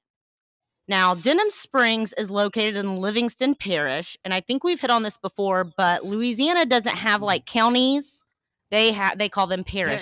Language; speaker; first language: English; native; English